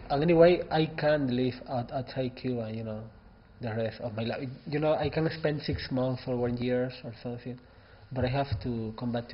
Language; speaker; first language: English; non-native, learner; Spanish